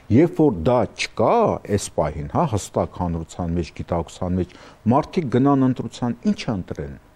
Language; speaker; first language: Armenian; native; Armenian